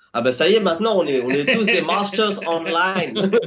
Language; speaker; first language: French; native; French